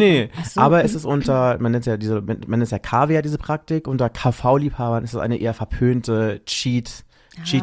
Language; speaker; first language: German; native; German